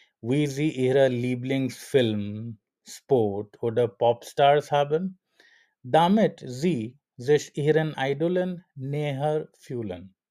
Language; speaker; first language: German; non-native, learner; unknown